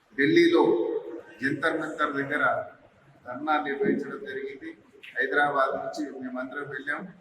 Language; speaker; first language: Telugu; non-native, local second language; Lambadi